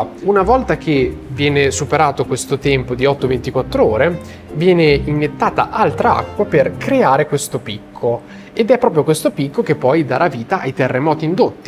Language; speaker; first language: Italian; native; Italian